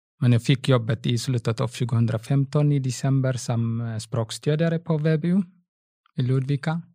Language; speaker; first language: Swedish; non-native, fluent; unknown